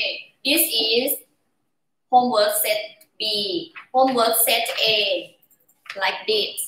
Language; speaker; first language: English; non-native, learner; Thai